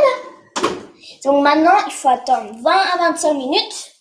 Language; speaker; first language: French; non-native, fluent; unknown